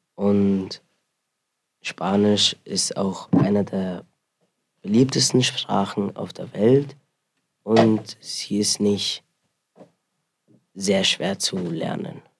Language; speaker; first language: German; early bilingual, other home language; Spanish